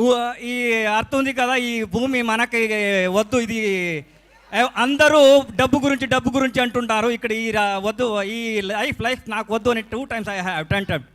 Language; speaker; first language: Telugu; non-native, learner; Kannada